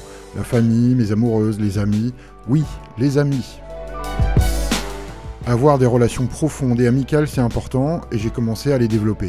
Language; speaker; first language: French; native; French